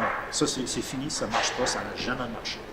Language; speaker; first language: French; native; French